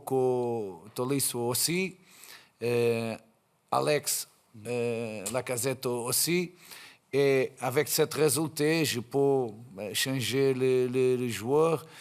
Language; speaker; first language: French; non-native, fluent; Portuguese